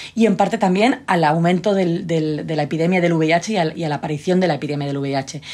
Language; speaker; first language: Spanish; native; Spanish